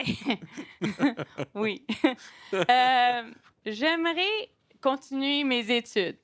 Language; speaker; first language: French; non-native, local second language; English